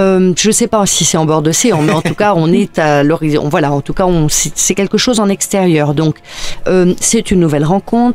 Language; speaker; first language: French; native; French